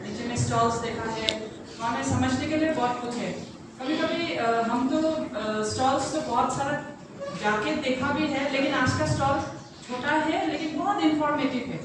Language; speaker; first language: Hindi; non-native, local second language; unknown